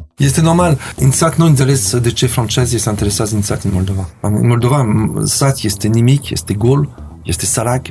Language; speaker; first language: Romanian; non-native, learner; French